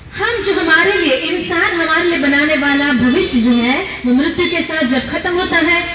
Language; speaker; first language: Hindi; non-native, local second language; Malayalam